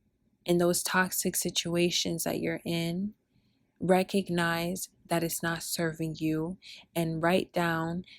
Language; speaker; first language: English; early bilingual, other home language; Spanish